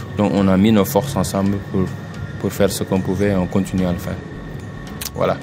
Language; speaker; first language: French; non-native, local second language; Wolof